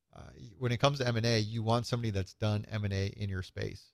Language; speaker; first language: English; native; English